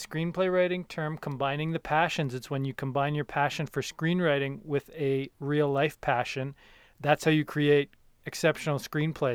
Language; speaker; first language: English; native; English